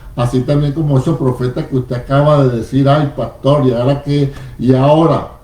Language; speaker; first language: Spanish; native; Spanish